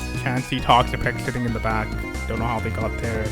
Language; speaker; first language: English; native; English